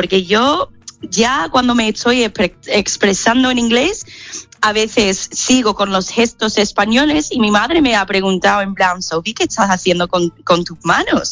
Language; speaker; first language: Spanish; non-native, fluent; English